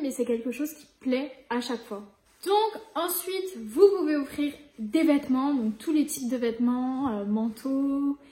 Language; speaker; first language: French; native; French